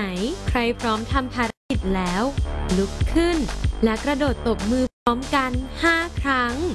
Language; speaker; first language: Thai; native; Thai